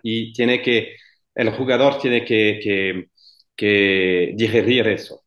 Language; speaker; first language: Spanish; non-native, fluent; French